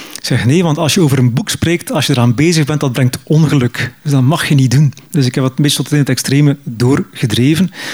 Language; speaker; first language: Dutch; native; Dutch